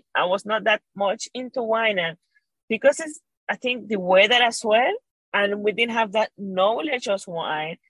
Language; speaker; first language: English; non-native, fluent; Spanish